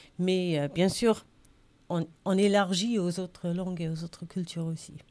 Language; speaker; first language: French; non-native, fluent; English